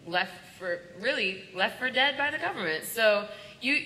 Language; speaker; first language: English; native; English